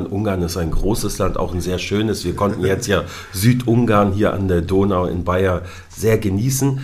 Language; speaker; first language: German; native; German